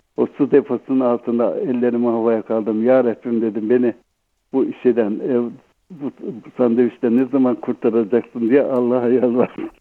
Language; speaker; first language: Turkish; native; Turkish